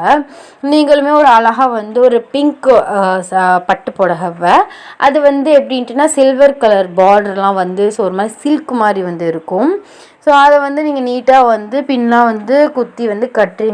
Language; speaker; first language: Tamil; native; Tamil